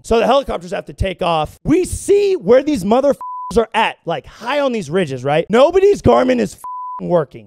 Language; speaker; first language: English; native; English